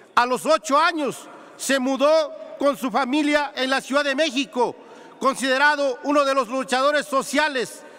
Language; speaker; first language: Spanish; native; Spanish